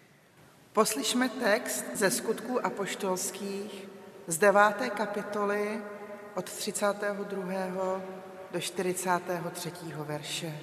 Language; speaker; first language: Czech; native; Czech